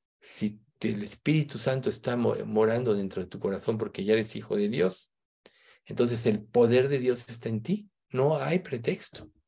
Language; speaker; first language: Spanish; native; Spanish